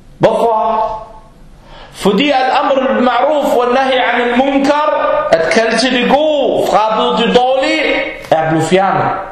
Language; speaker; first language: Danish; early bilingual, other home language; Arabic